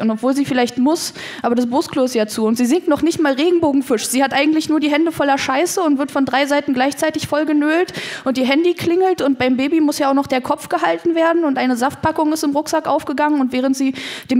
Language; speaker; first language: German; native; German